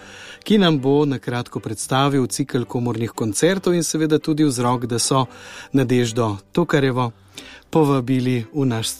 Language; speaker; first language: Slovenian; native; Slovenian